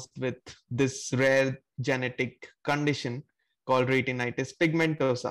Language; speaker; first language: English; non-native, local second language; Hindi